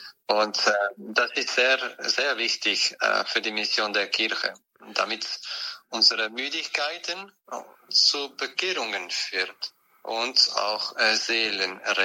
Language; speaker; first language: German; non-native, fluent; French